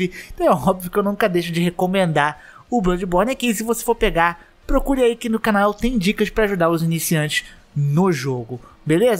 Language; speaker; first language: Portuguese; native; Portuguese